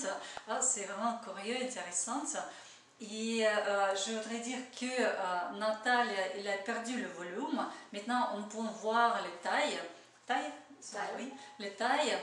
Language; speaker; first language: French; non-native, learner; Russian